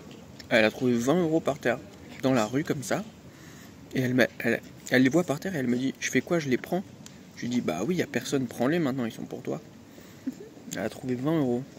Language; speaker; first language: French; native; French